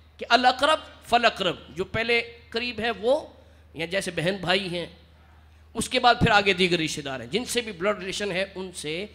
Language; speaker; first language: Urdu; non-native, local second language; Punjabi